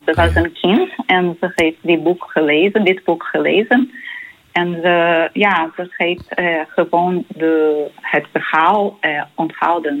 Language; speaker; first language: Dutch; non-native, fluent; Portuguese